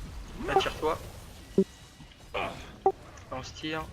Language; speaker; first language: French; native; French